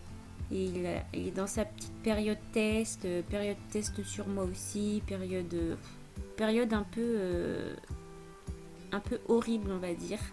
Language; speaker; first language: French; native; French